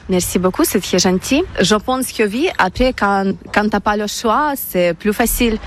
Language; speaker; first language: French; non-native, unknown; Ukrainian